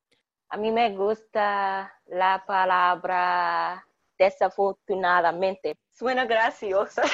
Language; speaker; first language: Spanish; non-native, learner; English